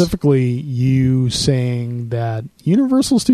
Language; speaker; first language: English; native; English